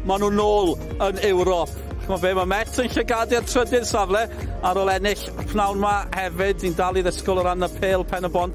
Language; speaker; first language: Welsh; native; Welsh